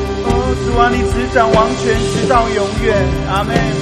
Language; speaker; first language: Chinese; native; Chinese